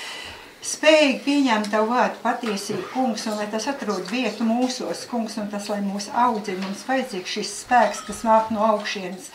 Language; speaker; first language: Latvian; native; Latvian